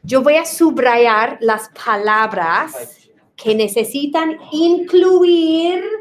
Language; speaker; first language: Spanish; non-native, fluent; English